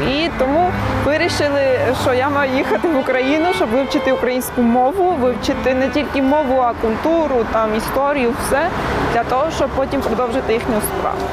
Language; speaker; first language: Ukrainian; non-native, fluent; Georgian